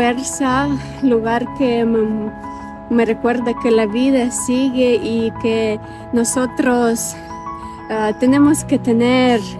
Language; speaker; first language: Spanish; non-native, fluent; Ukrainian